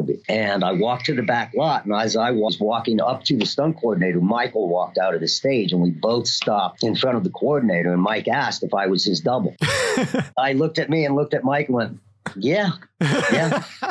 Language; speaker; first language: English; native; English